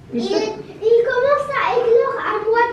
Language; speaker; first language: French; non-native, local second language; Arabic